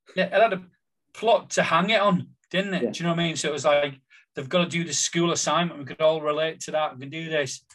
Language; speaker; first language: English; native; English